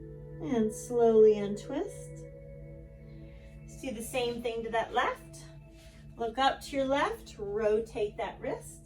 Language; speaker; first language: English; native; English